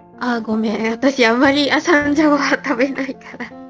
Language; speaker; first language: Japanese; non-native, learner; Malay